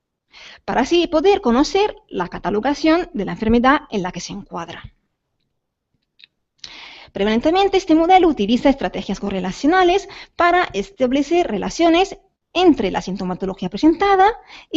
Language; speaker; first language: Spanish; native; Spanish